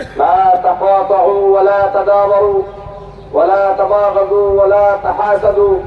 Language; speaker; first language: Arabic; non-native, fluent; Bangla